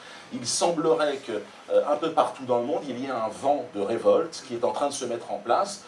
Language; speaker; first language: French; native; French